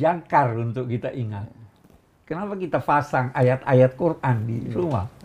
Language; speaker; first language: Indonesian; native; Indonesian